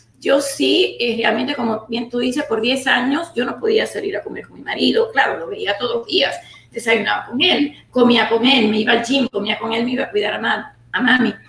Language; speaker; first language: Spanish; native; Spanish